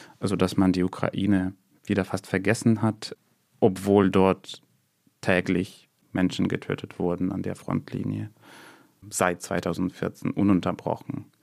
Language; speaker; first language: German; non-native, fluent; Russian